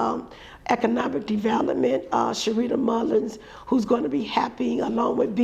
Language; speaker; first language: English; native; English